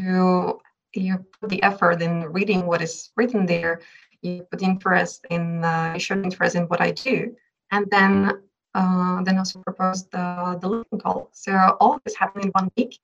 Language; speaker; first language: English; non-native, fluent; Czech